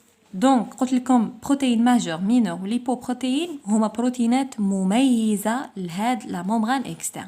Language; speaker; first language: Arabic; native; Arabic